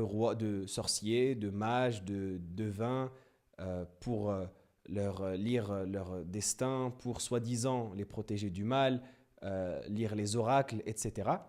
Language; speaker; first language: French; native; French